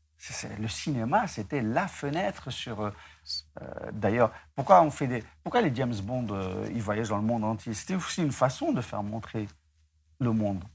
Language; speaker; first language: French; non-native, local second language; Arabic